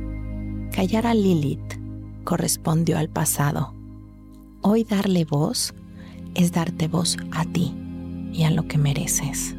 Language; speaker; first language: Spanish; native; Spanish